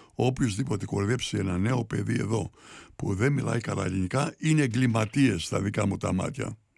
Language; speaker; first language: Greek; early bilingual, heritage; Greek